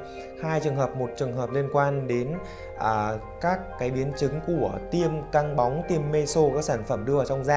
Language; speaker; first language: Vietnamese; native; Vietnamese